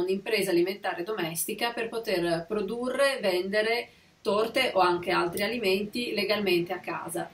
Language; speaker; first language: Italian; native; Italian